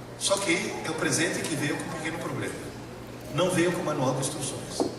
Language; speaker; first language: Portuguese; early bilingual, other home language; Italian